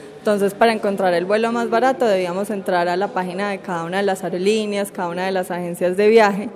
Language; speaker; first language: Spanish; native; Spanish